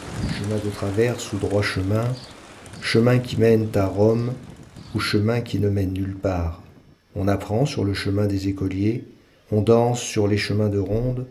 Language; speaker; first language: French; native; French